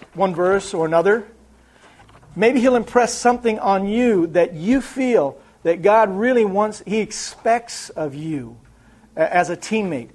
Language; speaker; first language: English; native; English